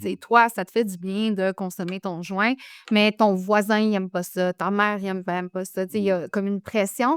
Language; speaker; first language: French; native; French